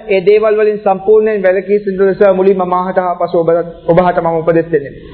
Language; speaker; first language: Sinhala; non-native, local second language; Tamil